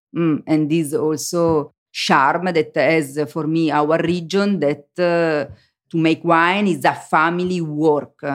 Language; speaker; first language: English; non-native, learner; Italian